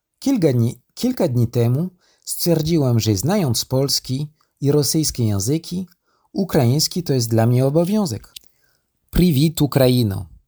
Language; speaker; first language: Polish; non-native, learner; French